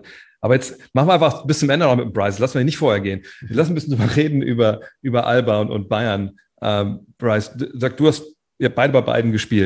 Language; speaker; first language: German; native; German